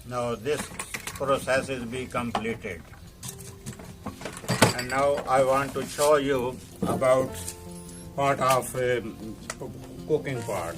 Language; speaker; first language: English; non-native, learner; Punjabi